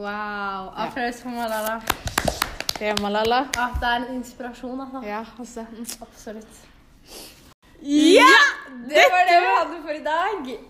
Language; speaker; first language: Norwegian; native; Norwegian